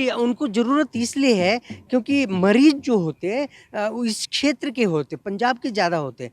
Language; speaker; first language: Hindi; non-native, local second language; Kannada